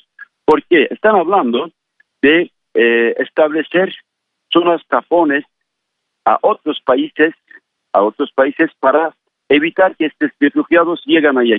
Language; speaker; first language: Spanish; non-native, fluent; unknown